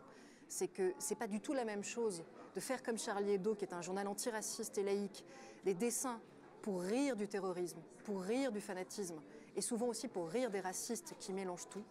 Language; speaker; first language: French; native; French